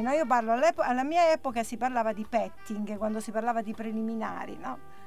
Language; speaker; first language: Italian; native; Italian